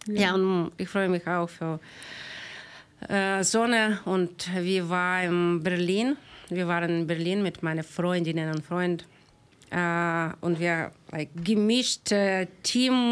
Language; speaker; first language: German; non-native, learner; Ukrainian